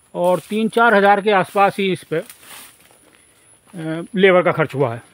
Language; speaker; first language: Hindi; native; Hindi